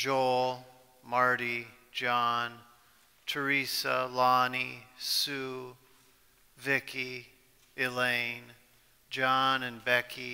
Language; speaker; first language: English; native; English